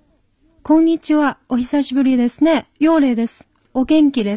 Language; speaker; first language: Japanese; non-native, fluent; Chinese